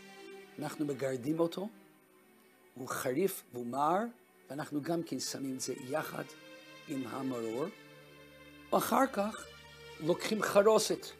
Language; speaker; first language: Hebrew; non-native, fluent; Russian